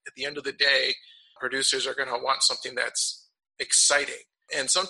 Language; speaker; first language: English; native; English